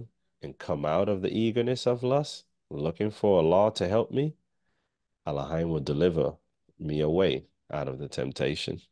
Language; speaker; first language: English; native; English